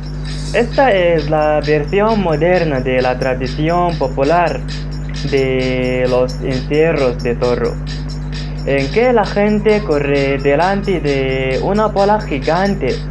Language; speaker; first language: Spanish; non-native, learner; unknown